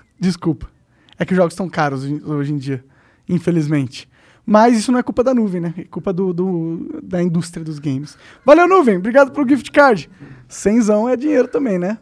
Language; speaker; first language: Portuguese; native; Portuguese